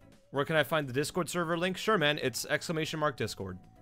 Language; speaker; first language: English; early bilingual, other home language; Spanish